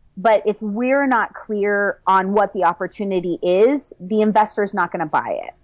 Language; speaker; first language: English; native; English